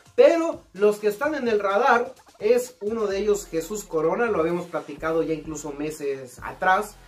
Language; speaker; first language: Spanish; native; Spanish